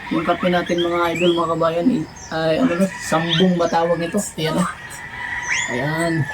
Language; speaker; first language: Filipino; non-native, local second language; Cebuano